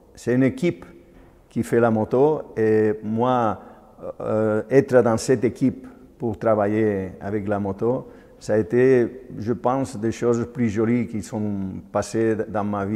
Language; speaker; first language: French; non-native, fluent; Spanish